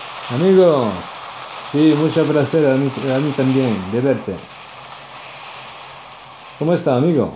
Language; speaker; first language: Spanish; non-native, learner; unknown